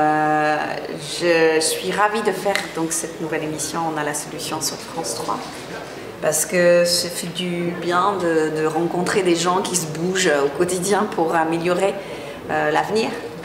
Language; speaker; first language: French; non-native, fluent; English